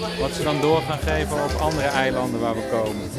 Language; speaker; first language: Dutch; native; Dutch